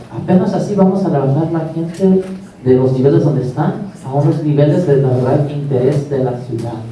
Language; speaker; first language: Spanish; early bilingual, heritage; Spanish